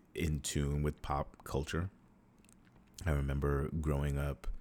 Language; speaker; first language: English; native; English